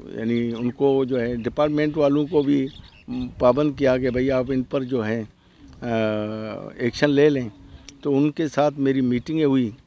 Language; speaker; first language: Urdu; non-native, local second language; Baluchi